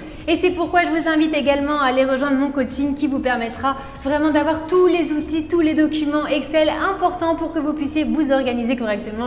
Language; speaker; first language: French; native; French